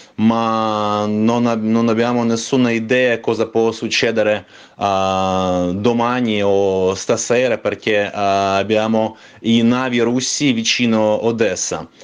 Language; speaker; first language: Italian; non-native, fluent; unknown